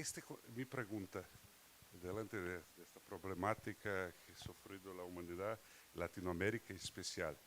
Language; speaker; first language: Spanish; non-native, fluent; Portuguese